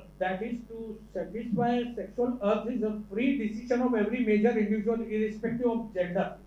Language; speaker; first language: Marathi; non-native, local second language; Urdu